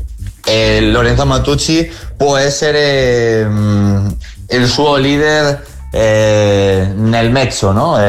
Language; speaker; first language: Italian; non-native, fluent; Spanish